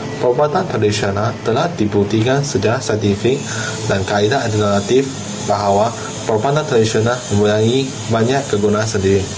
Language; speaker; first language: Malay; non-native, local second language; Chinese